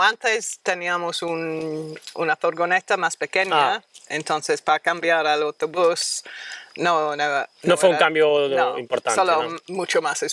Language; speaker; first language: Spanish; non-native, fluent; English